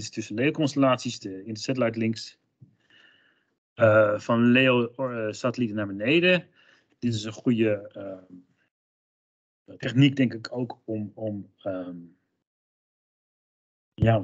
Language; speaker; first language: Dutch; native; Dutch